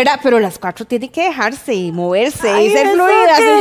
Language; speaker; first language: Spanish; native; Spanish